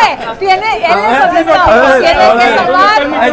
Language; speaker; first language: Spanish; early bilingual, heritage; Spanish